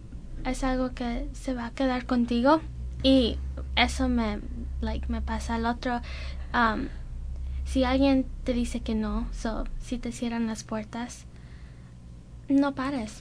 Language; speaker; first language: Spanish; early bilingual, heritage; Spanish